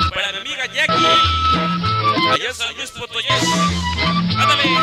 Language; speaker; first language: Spanish; native; Spanish